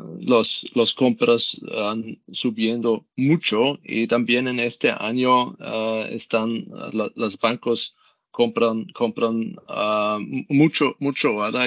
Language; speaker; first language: Spanish; non-native, learner; German